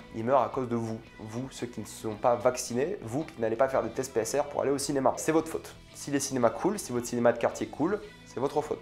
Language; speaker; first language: French; native; French